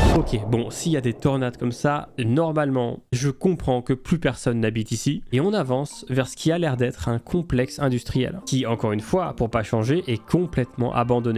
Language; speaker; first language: French; native; French